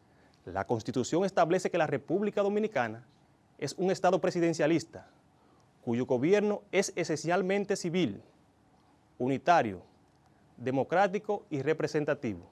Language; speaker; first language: Spanish; native; Spanish